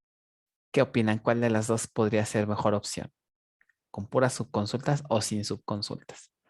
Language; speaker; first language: Spanish; native; Spanish